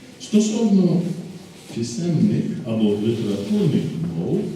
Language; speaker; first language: Ukrainian; non-native, fluent; English